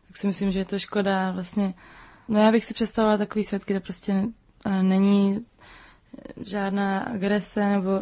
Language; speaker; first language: Czech; native; Czech